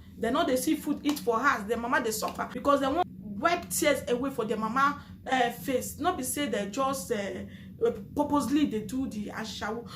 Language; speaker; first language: Nigerian Pidgin; native; Nigerian Pidgin